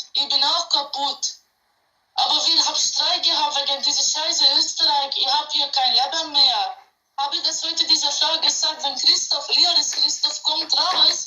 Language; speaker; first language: German; non-native, learner; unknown